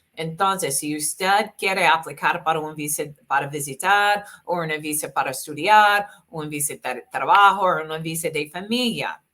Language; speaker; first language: Spanish; non-native, learner; English